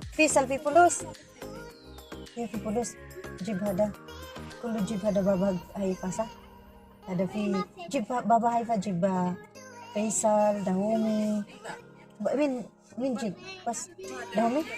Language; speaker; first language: Arabic; non-native, learner; Filipino